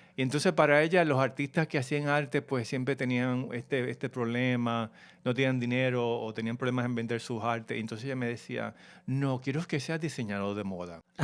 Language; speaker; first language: Spanish; native; Spanish